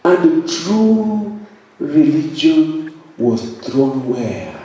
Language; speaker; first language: English; non-native, local second language; Swahili